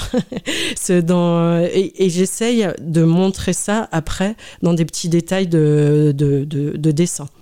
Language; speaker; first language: French; native; French